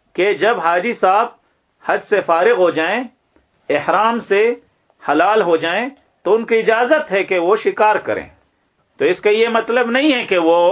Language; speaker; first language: Urdu; non-native, local second language; Pashto